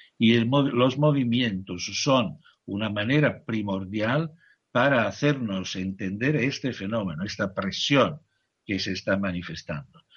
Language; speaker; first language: Spanish; non-native, fluent; Italian